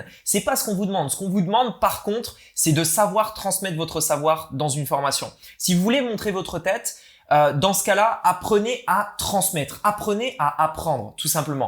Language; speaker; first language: French; native; French